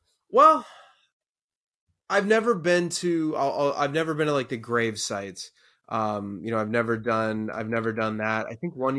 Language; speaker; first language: English; native; English